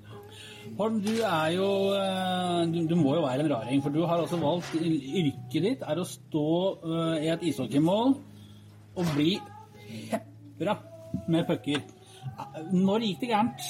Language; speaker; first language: Norwegian; native; Norwegian